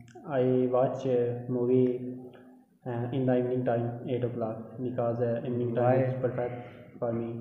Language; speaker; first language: English; non-native, learner; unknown